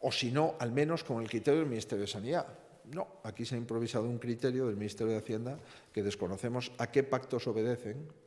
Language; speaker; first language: Spanish; non-native, local second language; Galician